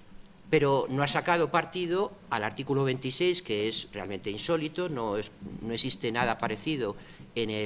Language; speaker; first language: Spanish; native; Spanish